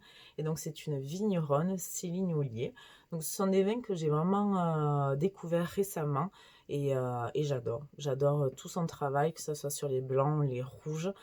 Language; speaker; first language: French; native; French